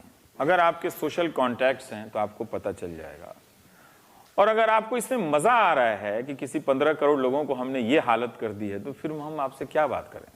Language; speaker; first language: Hindi; native; Hindi